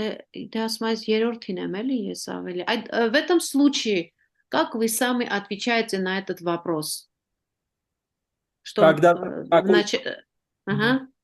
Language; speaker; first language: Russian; non-native, fluent; Armenian